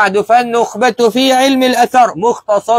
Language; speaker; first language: Arabic; non-native, fluent; Malay